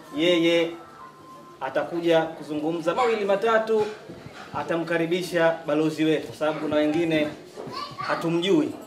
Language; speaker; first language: Swahili; native; Swahili